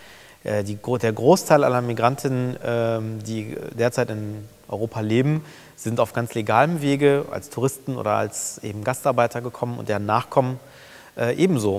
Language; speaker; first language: German; early bilingual, other home language; Turkish